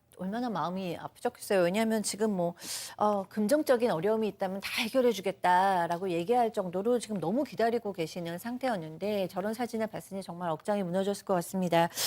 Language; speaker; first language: Korean; native; Korean